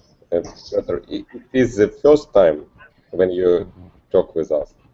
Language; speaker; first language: English; non-native, learner; Russian